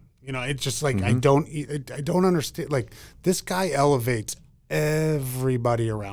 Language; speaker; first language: English; native; English